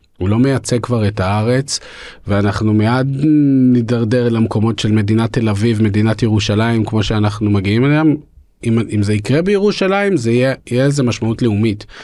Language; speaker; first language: Hebrew; early bilingual, other home language; Russian